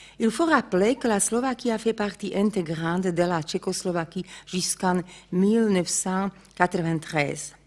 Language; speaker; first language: French; non-native, fluent; Slovak